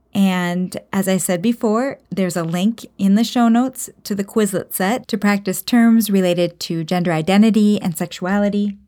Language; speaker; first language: English; native; English